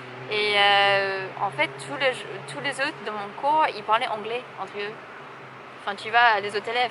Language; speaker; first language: French; non-native, fluent; English